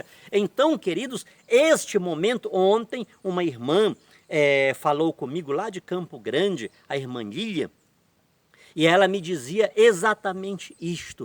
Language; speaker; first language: Portuguese; native; Portuguese